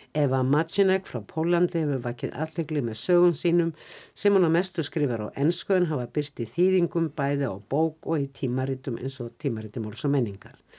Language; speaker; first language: Icelandic; native; Icelandic